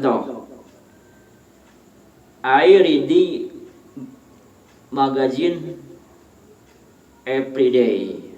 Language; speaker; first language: English; non-native, fluent; Indonesian